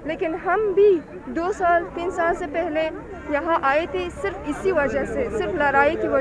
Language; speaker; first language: Hindi; non-native, learner; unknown